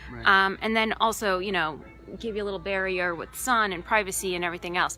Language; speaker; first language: English; native; English